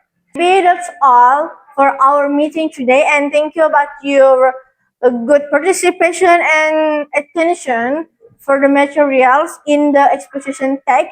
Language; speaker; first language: English; non-native, learner; Indonesian